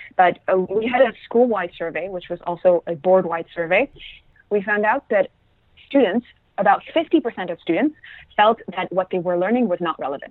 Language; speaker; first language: English; non-native, fluent; French